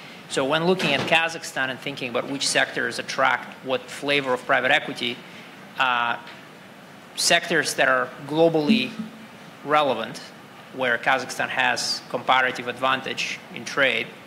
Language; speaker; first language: English; non-native, fluent; Russian